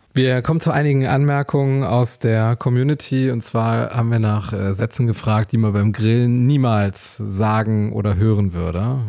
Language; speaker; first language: German; native; German